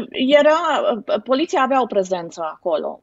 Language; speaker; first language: Romanian; native; Romanian